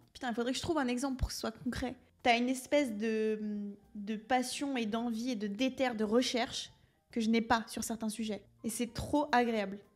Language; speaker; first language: French; native; French